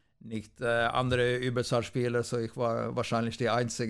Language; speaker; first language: German; non-native, fluent; Swedish